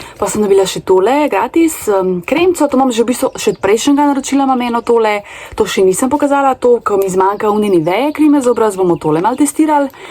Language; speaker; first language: Slovenian; native; Slovenian